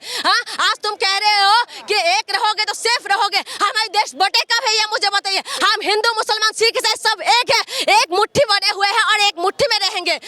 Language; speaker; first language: Hindi; non-native, local second language; Manipuri